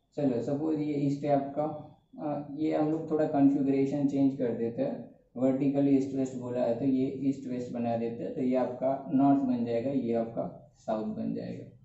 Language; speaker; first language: Hindi; non-native, local second language; Gujarati